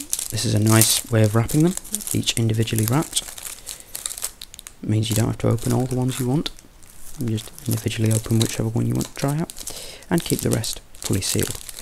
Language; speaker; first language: English; native; English